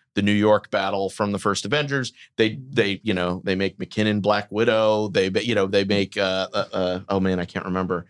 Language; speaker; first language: English; native; English